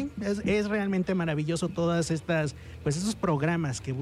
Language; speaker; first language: Spanish; native; Spanish